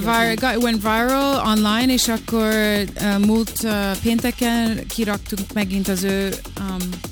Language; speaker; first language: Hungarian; early bilingual, heritage; Hungarian